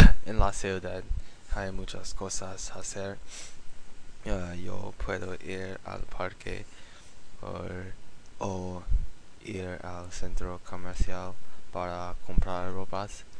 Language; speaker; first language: Spanish; non-native, learner; English